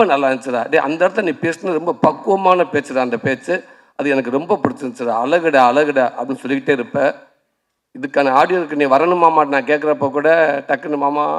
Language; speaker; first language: Tamil; native; Tamil